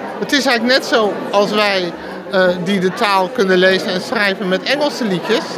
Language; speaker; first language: Dutch; native; Dutch